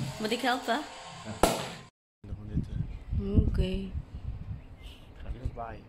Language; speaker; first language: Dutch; non-native, learner; Filipino